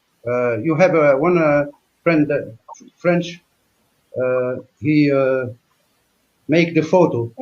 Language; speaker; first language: English; non-native, learner; French